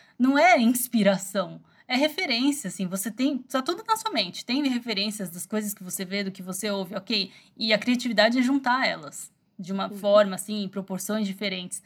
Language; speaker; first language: Portuguese; early bilingual, other home language; Chinese